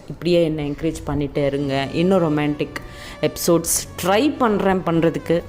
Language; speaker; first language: Tamil; non-native, local second language; Telugu